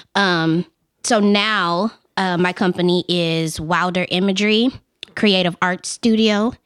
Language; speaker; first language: English; native; English